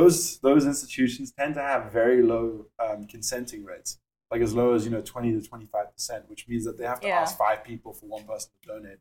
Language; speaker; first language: English; native; English